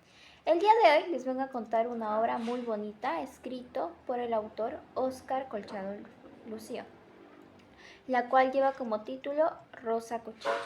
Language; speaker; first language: Spanish; native; Spanish